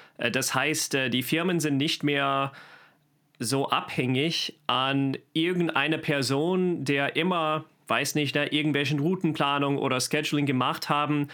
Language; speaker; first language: German; non-native, fluent; English